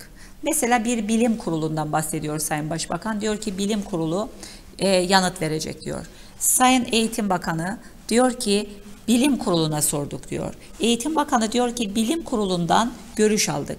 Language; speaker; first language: Turkish; native; Turkish